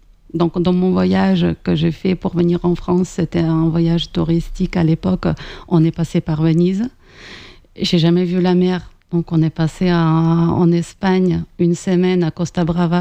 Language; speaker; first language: French; non-native, fluent; Ukrainian